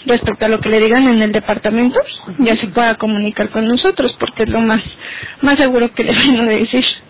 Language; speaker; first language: Spanish; native; Spanish